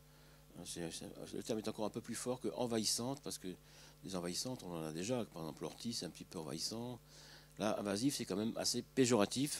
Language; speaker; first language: French; native; French